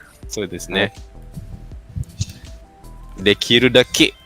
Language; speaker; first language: Japanese; non-native, learner; Malay